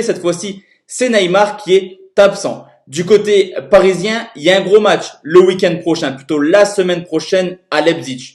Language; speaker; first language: French; native; French